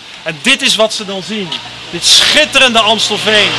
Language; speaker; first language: Dutch; native; Dutch